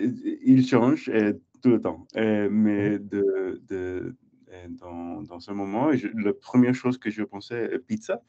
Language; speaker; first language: French; non-native, learner; English